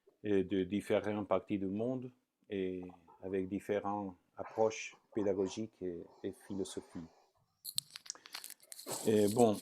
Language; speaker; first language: French; non-native, fluent; Spanish